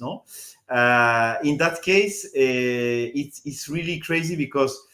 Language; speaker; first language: English; non-native, fluent; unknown